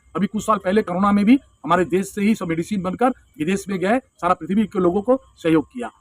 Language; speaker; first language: Hindi; non-native, local second language; Bangla